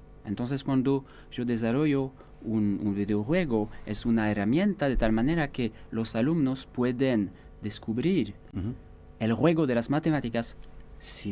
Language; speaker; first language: Spanish; non-native, fluent; French